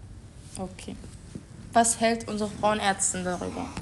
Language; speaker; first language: German; non-native, learner; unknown